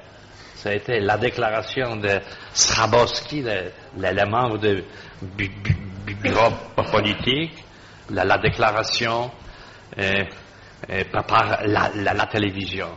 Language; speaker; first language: French; non-native, fluent; Polish